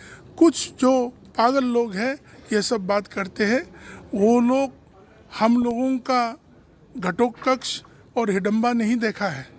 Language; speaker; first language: Hindi; non-native, local second language; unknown